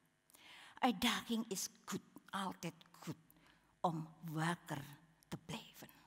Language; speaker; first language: Dutch; non-native, learner; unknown